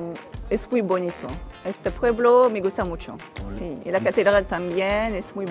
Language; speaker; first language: Spanish; non-native, learner; French